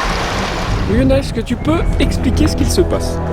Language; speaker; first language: French; native; French